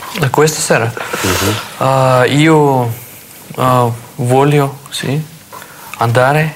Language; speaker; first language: Italian; non-native, learner; Russian